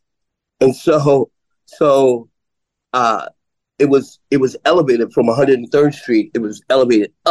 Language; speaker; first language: English; native; English